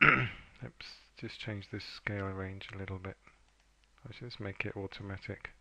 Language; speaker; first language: English; native; English